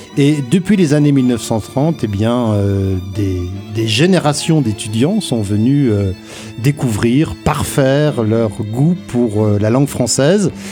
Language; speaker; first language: French; native; French